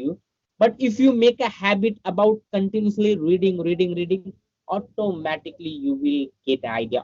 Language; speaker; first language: English; non-native, learner; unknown